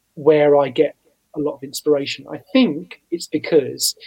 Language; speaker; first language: English; native; English